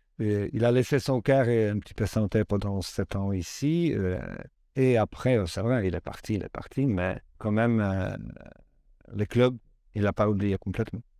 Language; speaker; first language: French; non-native, learner; Polish